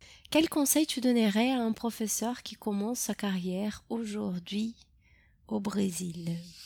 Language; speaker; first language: French; non-native, fluent; Portuguese